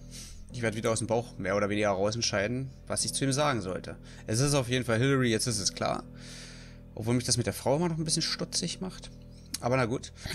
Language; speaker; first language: German; native; German